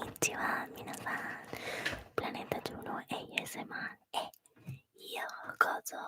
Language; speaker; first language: Japanese; non-native, learner; Spanish